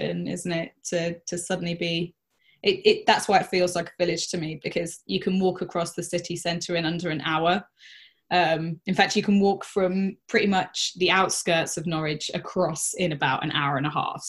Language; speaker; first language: English; native; English